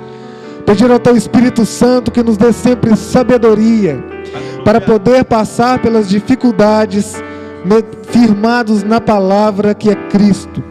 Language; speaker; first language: Portuguese; native; Portuguese